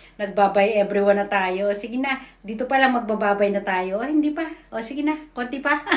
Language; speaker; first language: Filipino; native; Filipino